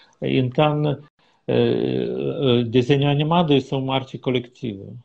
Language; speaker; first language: Portuguese; non-native, learner; Russian